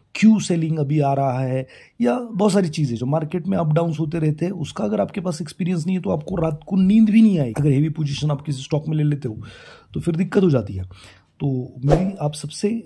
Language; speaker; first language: Hindi; non-native, local second language; Marathi